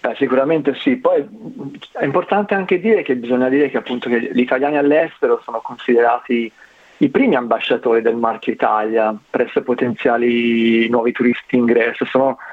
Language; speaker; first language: Italian; native; Italian